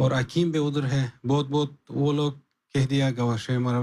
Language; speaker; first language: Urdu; non-native, learner; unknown